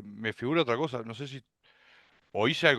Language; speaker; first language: Spanish; native; Spanish